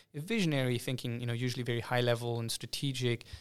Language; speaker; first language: English; non-native, fluent; German